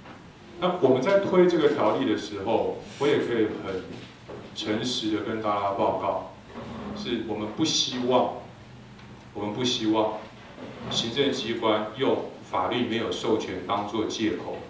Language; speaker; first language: Chinese; native; Chinese